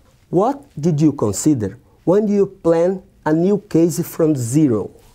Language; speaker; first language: English; non-native, learner; Portuguese